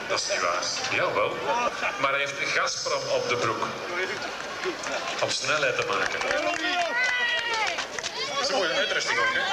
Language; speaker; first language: Dutch; native; Dutch